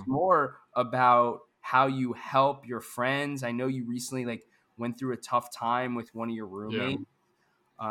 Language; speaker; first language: English; native; English